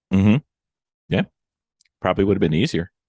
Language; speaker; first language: English; native; English